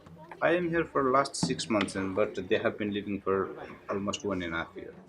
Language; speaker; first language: English; non-native, local second language; Nepali